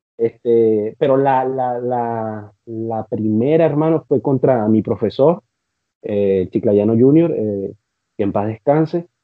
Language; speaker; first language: Spanish; native; Spanish